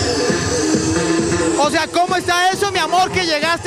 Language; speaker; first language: Spanish; native; Spanish